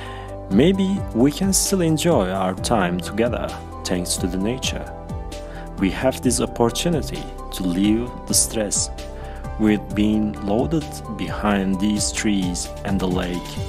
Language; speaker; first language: English; non-native, fluent; Turkish